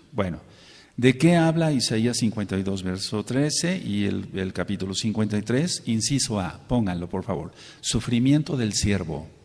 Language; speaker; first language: Spanish; native; Spanish